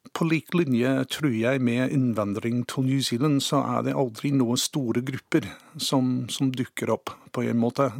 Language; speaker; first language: Norwegian; non-native, fluent; English